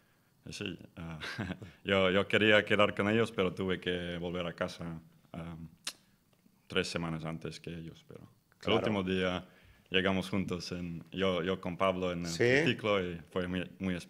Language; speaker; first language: Spanish; non-native, fluent; English